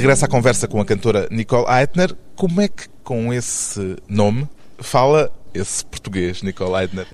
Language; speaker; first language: Portuguese; native; Portuguese